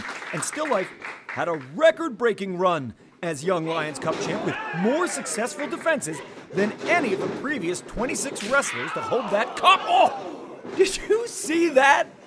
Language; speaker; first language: English; native; English